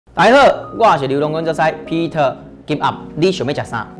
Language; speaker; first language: Chinese; native; Chinese